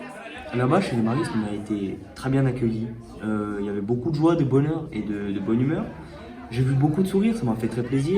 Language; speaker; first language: French; native; French